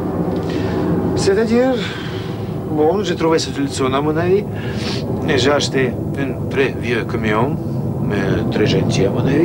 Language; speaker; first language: French; non-native, learner; Russian